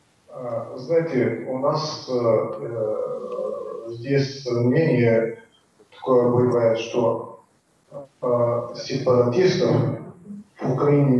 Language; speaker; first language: Russian; non-native, learner; Bulgarian